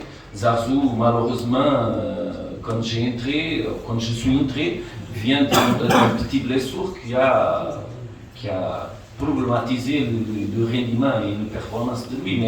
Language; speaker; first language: French; non-native, fluent; Portuguese